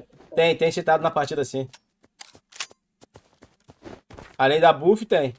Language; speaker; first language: Portuguese; native; Portuguese